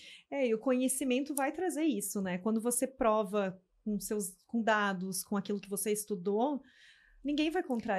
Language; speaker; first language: Portuguese; native; Portuguese